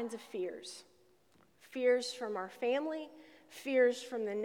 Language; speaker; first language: English; native; English